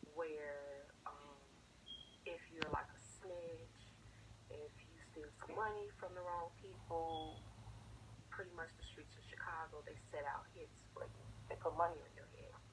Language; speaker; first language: English; native; English